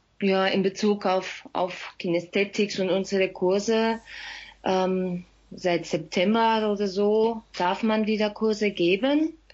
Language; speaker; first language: German; non-native, fluent; Spanish